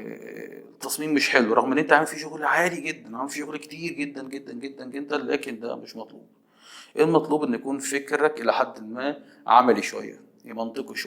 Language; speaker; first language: Arabic; native; Arabic